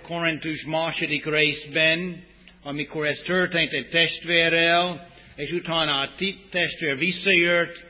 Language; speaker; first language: Hungarian; non-native, fluent; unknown